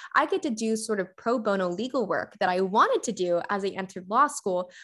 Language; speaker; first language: English; native; English